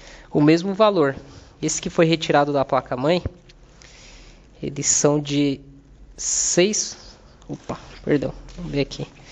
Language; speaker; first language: Portuguese; native; Portuguese